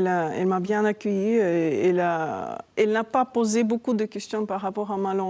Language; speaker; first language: French; non-native, fluent; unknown